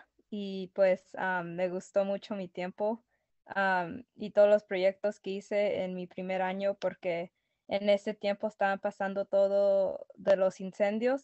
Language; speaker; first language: Spanish; early bilingual, other home language; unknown